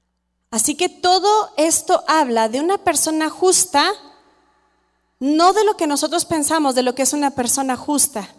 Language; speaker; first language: Spanish; native; Spanish